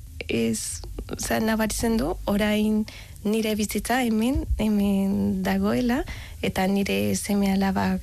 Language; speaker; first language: Basque; non-native, learner; Spanish